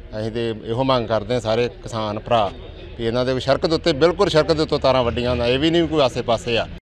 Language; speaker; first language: Punjabi; native; Punjabi